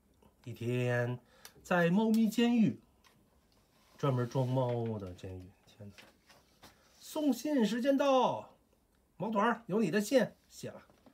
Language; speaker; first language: Chinese; native; Chinese